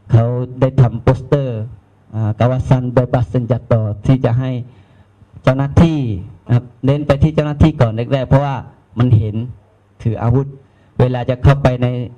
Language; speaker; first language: Thai; non-native, local second language; Malay